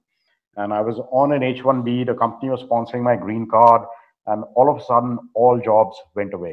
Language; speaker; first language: English; non-native, local second language; Hindi